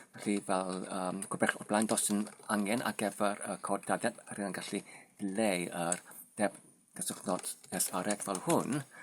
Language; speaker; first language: Welsh; non-native, learner; Polish